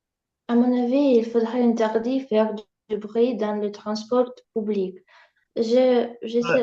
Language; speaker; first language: French; non-native, learner; Russian